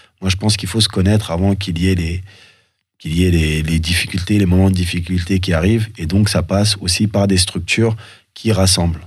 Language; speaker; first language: French; early bilingual, other home language; Soninke